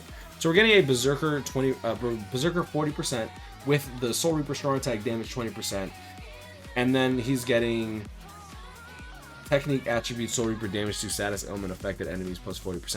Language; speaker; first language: English; native; English